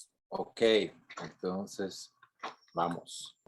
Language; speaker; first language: Spanish; non-native, fluent; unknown